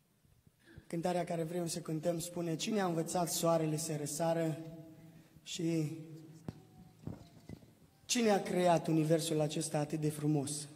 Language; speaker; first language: Romanian; native; Romanian